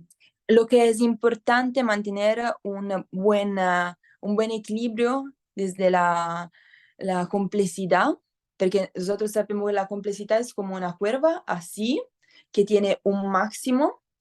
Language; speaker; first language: Spanish; non-native, learner; Italian